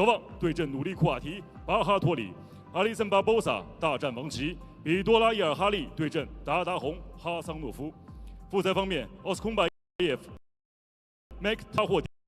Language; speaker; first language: Chinese; native; Chinese